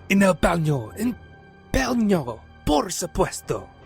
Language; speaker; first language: Spanish; non-native, learner; English